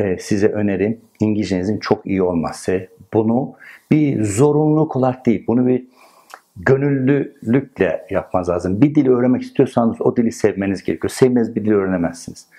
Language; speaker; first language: Turkish; non-native, fluent; Persian